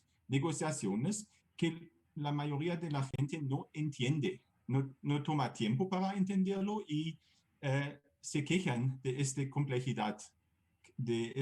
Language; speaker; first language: Spanish; non-native, fluent; German